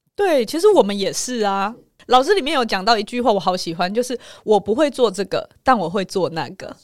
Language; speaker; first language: Chinese; native; Chinese